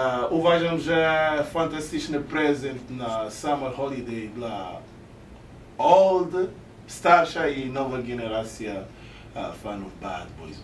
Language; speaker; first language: Polish; non-native, fluent; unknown